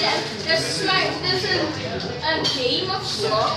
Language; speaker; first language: Dutch; early bilingual, other home language; English